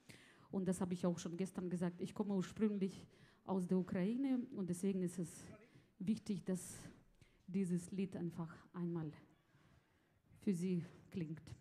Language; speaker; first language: German; non-native, fluent; Ukrainian